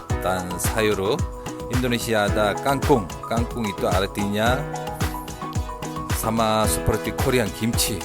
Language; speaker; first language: Indonesian; non-native, learner; Korean